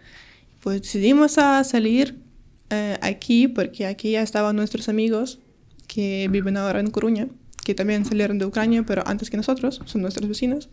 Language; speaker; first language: Spanish; non-native, learner; Ukrainian